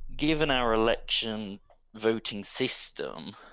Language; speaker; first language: English; native; English